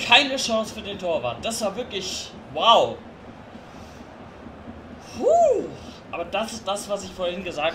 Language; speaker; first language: German; native; German